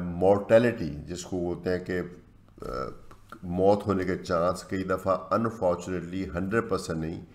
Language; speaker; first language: Urdu; native; Urdu